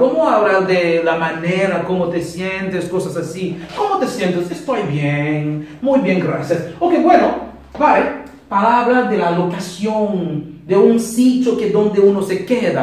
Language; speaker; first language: Spanish; non-native, learner; Haitian Creole